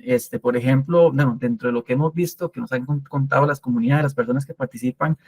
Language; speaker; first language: Spanish; native; Spanish